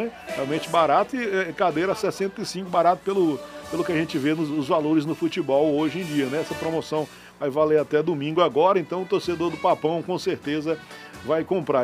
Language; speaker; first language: Portuguese; native; Portuguese